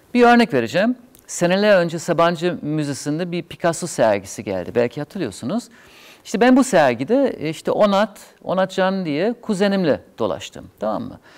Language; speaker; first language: Turkish; non-native, fluent; German